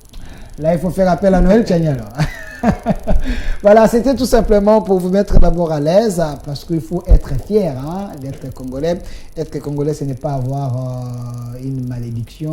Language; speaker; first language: French; non-native, local second language; Lingala